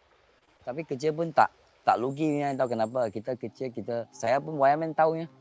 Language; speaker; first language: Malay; non-native, local second language; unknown